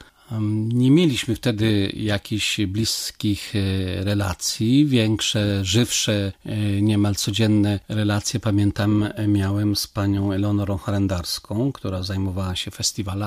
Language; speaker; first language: Polish; native; Polish